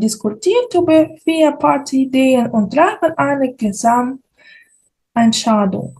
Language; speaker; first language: German; non-native, fluent; Ukrainian